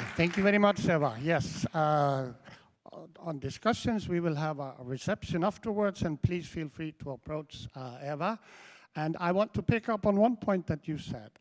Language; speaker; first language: English; non-native, fluent; Icelandic